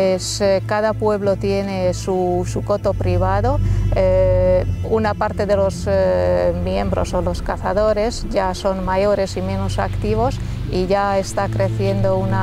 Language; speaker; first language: Spanish; non-native, fluent; Hungarian